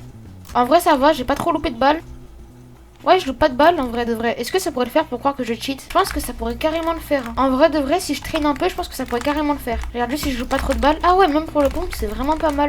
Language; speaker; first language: French; native; French